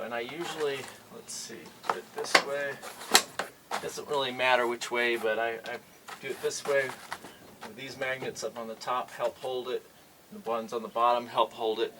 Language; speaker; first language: English; native; English